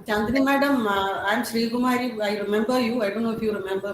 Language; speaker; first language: English; non-native, local second language; Malayalam